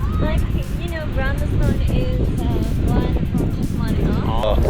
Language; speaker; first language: English; non-native, learner; Japanese